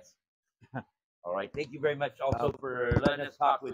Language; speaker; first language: English; native; English